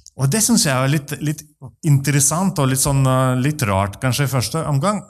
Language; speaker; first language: Norwegian; non-native, fluent; Russian